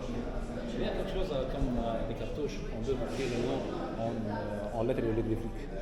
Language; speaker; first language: French; non-native, fluent; Arabic